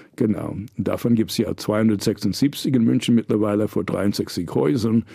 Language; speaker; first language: German; non-native, fluent; English